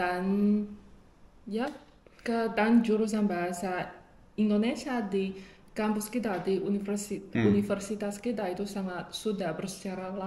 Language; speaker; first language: Indonesian; non-native, fluent; Chinese